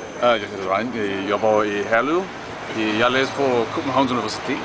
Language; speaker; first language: Danish; non-native, learner; English